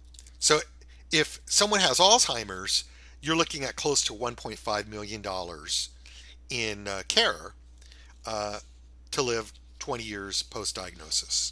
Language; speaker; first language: English; native; English